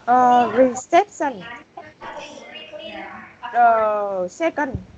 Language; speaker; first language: English; non-native, learner; Vietnamese